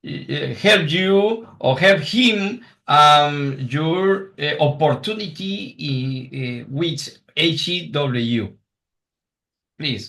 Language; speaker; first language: English; non-native, learner; Spanish